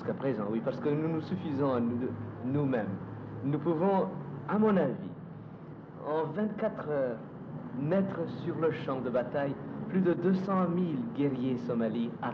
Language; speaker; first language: French; non-native, fluent; Somali